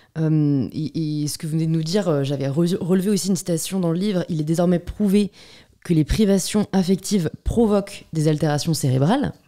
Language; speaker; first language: French; native; French